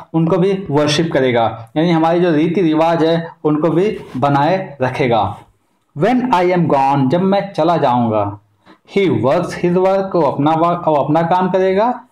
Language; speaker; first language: Hindi; native; Hindi